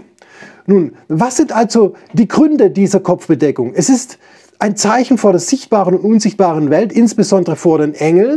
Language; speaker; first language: German; native; German